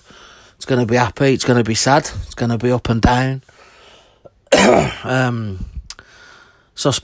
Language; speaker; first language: English; native; English